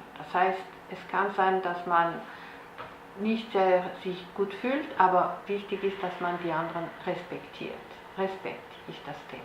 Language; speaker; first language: German; non-native, local second language; French